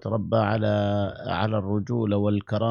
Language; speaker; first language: Arabic; native; Arabic